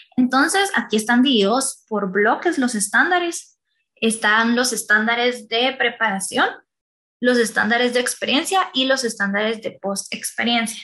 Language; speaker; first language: Spanish; native; Spanish